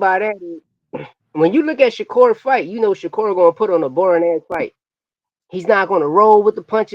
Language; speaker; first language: English; native; English